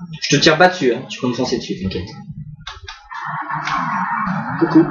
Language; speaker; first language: French; native; French